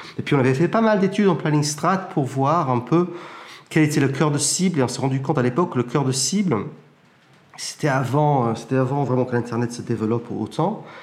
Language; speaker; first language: French; early bilingual, heritage; French